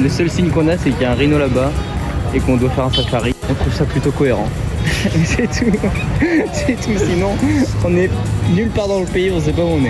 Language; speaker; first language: French; native; French